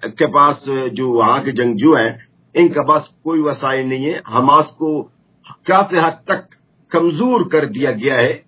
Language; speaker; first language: Urdu; non-native, fluent; Arabic